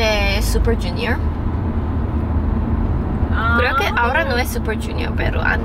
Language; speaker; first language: Spanish; non-native, fluent; Korean